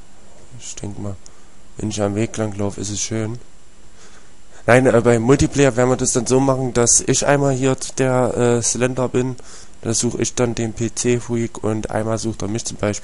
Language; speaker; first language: German; native; German